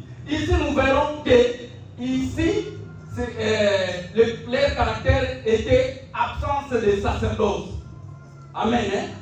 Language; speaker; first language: French; non-native, local second language; Lingala